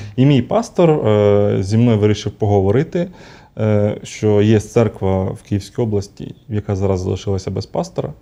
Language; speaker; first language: Ukrainian; native; Ukrainian